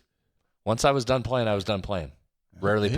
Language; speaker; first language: English; native; English